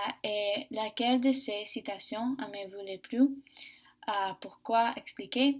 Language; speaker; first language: French; non-native, learner; English